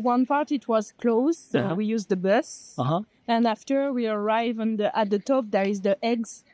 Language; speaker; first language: English; non-native, learner; French